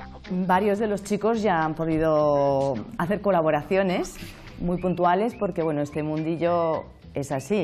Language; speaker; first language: Spanish; native; Spanish